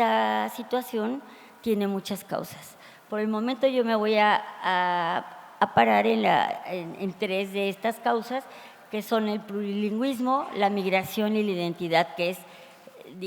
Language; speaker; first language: Spanish; native; Spanish